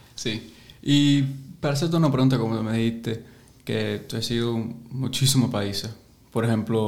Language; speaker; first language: Spanish; early bilingual, heritage; English